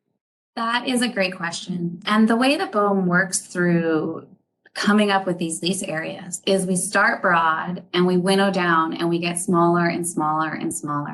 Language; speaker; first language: English; native; English